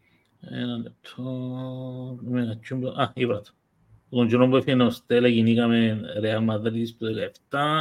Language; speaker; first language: Greek; native; Greek